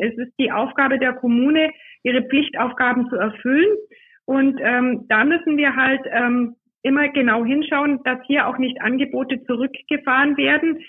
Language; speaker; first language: German; native; German